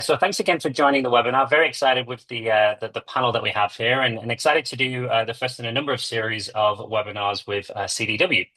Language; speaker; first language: English; native; English